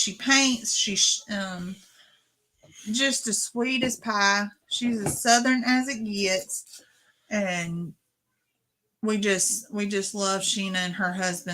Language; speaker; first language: English; native; English